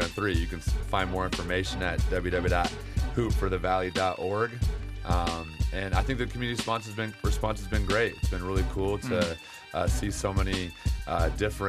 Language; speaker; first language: English; native; English